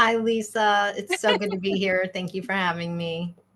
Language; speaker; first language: English; native; English